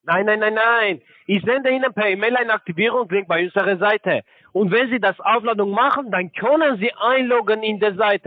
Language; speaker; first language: German; non-native, learner; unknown